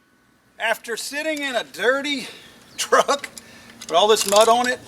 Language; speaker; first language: English; native; English